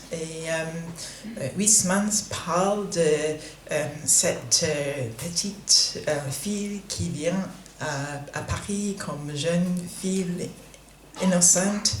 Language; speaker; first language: French; non-native, fluent; English